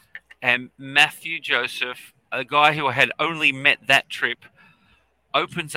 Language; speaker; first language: English; native; English